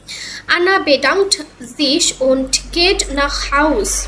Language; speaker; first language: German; non-native, learner; Bangla